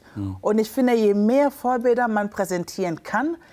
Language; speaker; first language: German; early bilingual, other home language; Akan